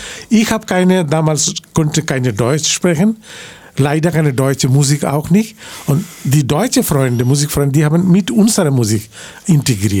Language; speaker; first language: German; non-native, fluent; Bangla